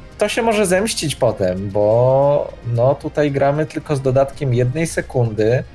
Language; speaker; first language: Polish; early bilingual, other home language; Vietnamese